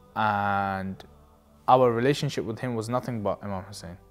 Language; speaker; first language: English; native; English